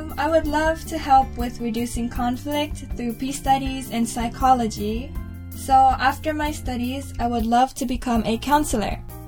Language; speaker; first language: English; early bilingual, other home language; Japanese